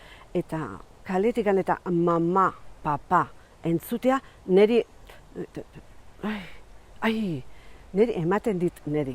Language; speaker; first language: Basque; non-native, local second language; Spanish